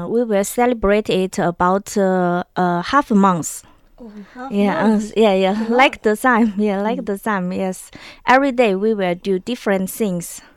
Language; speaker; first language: English; non-native, learner; Chinese